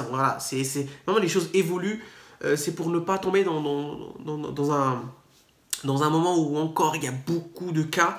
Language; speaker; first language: French; native; French